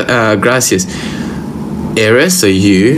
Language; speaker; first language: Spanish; non-native, learner; Thai